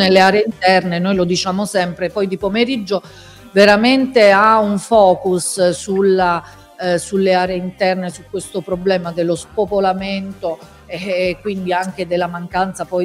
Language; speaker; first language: Italian; native; Italian